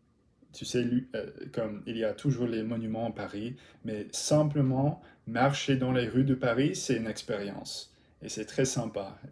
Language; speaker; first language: French; non-native, learner; English